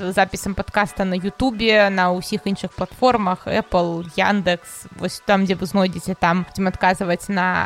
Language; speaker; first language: Belarusian; native; Belarusian